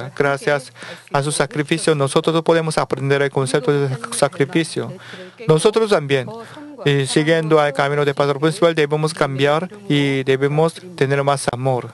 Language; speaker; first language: Spanish; non-native, learner; Korean